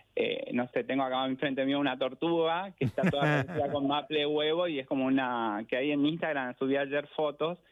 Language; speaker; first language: Spanish; native; Spanish